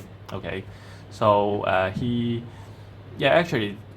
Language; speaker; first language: English; non-native, fluent; Chinese